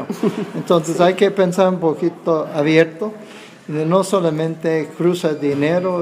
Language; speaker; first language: Spanish; non-native, fluent; English